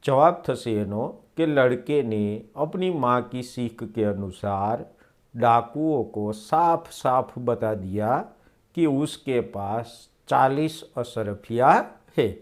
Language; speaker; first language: Hindi; non-native, local second language; Gujarati